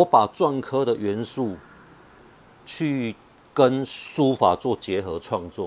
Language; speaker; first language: Chinese; non-native, local second language; Min Nan Chinese